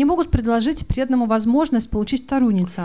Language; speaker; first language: Russian; native; Russian